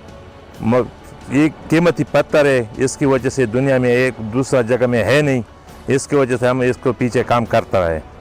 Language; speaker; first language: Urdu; non-native, local second language; Pashto